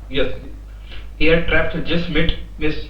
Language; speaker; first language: German; non-native, learner; Hindi